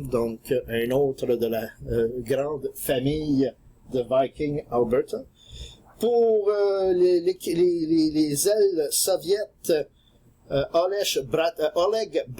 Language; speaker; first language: French; native; French